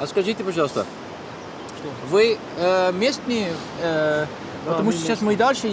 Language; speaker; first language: Russian; non-native, fluent; Dutch